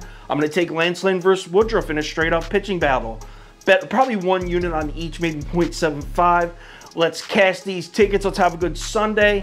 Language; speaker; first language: English; native; English